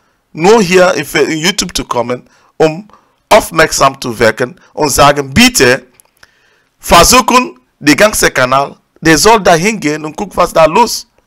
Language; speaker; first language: German; non-native, learner; Igbo